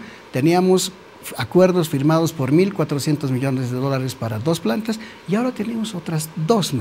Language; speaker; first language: Spanish; native; Spanish